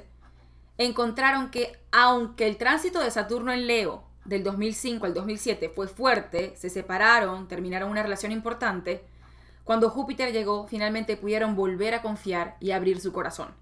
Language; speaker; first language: Spanish; native; Spanish